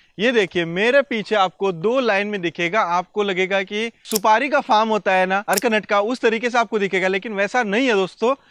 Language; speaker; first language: Hindi; non-native, local second language; Marathi